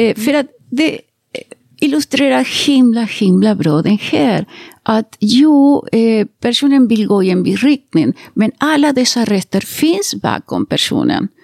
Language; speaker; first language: Swedish; non-native, fluent; Spanish